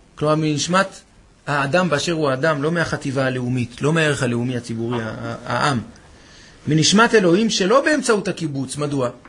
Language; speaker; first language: Hebrew; native; Hebrew